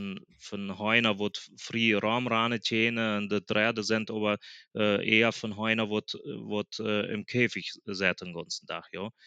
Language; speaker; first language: German; early bilingual, other home language; Plautdietsch